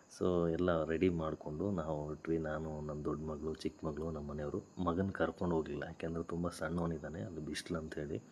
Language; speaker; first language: Kannada; native; Kannada